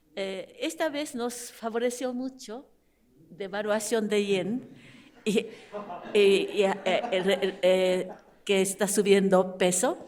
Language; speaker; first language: Spanish; non-native, fluent; Japanese